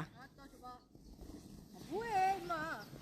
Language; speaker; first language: Korean; early bilingual, other home language; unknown